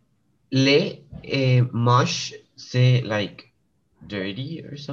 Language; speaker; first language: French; non-native, learner; English